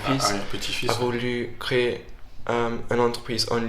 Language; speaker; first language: French; non-native, fluent; English